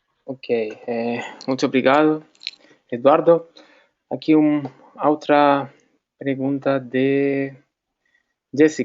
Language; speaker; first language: Portuguese; non-native, fluent; Spanish